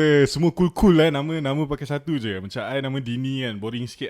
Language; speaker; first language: Malay; native; Malay